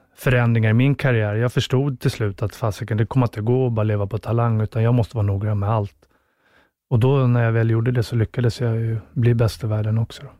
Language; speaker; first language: Swedish; native; Swedish